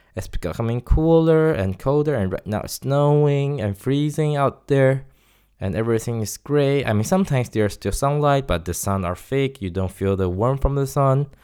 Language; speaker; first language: English; non-native, fluent; Chinese